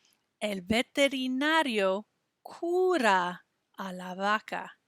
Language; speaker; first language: Spanish; non-native, fluent; English